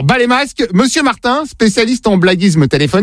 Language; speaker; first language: French; native; French